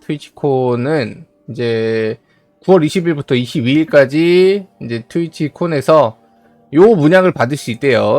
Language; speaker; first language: Korean; native; Korean